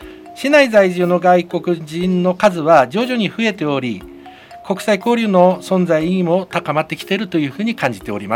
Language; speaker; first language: Japanese; native; Japanese